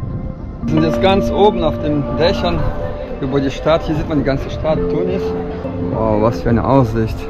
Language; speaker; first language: German; non-native, fluent; Russian